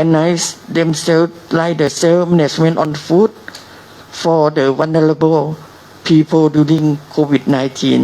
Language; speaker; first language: English; non-native, learner; Thai